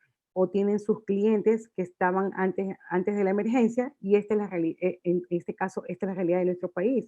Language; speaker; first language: Spanish; native; Spanish